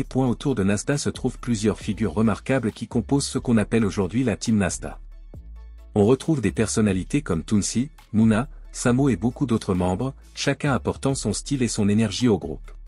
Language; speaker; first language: French; native; French